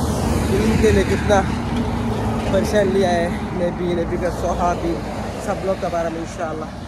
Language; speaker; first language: Hindi; non-native, local second language; Kannada